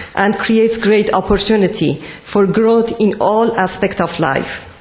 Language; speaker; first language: English; non-native, fluent; Persian